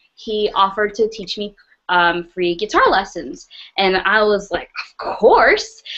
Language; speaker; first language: English; native; English